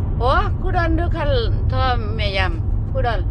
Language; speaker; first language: Norwegian; non-native, learner; Thai